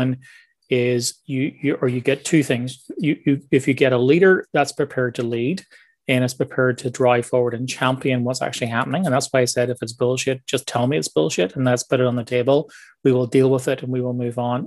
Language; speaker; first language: English; native; English